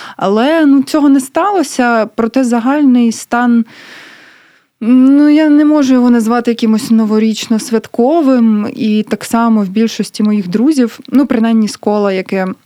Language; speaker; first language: Ukrainian; native; Ukrainian